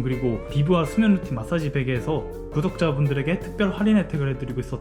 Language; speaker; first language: Korean; native; Korean